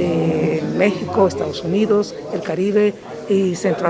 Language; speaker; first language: Spanish; native; Spanish